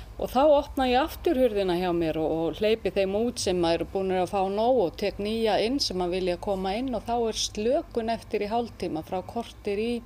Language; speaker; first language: Icelandic; native; Icelandic